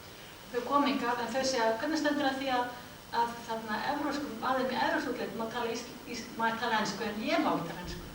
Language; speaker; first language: Icelandic; non-native, fluent; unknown